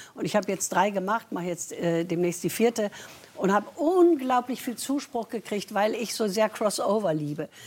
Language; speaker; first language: German; native; German